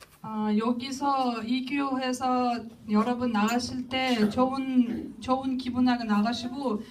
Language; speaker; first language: Korean; non-native, learner; Russian